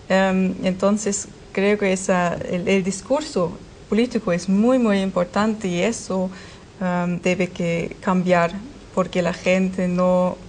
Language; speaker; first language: Spanish; non-native, fluent; German